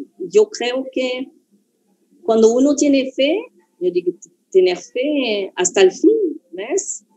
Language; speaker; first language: Spanish; non-native, fluent; French